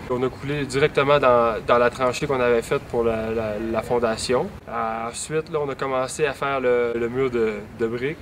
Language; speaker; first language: French; native; French